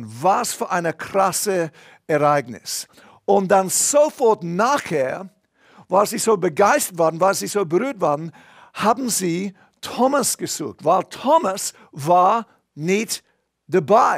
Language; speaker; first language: German; non-native, fluent; English